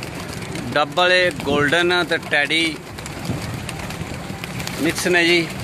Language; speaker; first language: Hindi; non-native, local second language; Punjabi